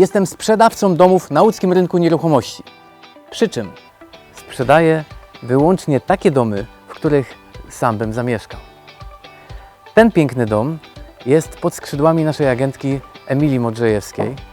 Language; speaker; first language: Polish; native; Polish